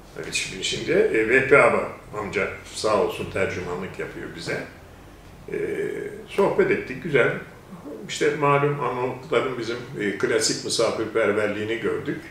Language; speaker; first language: Turkish; native; Turkish